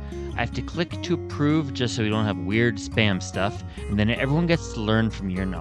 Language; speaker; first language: English; native; English